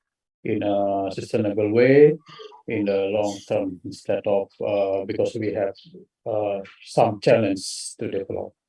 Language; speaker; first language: English; non-native, fluent; Indonesian